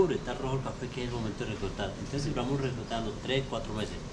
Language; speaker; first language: Spanish; native; Spanish